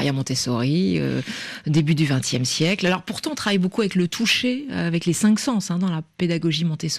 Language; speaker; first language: French; native; French